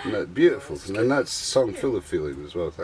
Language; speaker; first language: English; native; English